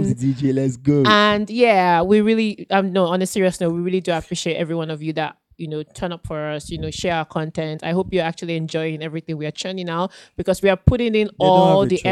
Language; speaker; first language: English; non-native, local second language; Yoruba